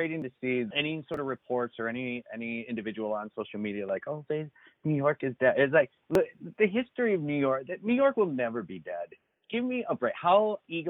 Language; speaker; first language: English; native; English